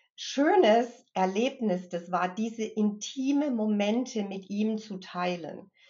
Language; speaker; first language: German; early bilingual, other home language; English